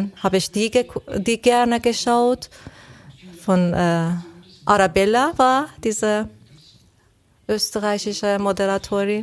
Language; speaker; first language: German; non-native, fluent; Persian